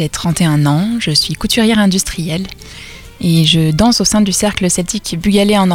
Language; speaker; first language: French; native; French